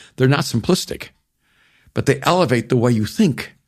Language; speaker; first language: English; early bilingual, other home language; Spanish